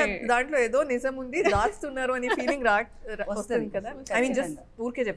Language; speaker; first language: Telugu; non-native, fluent; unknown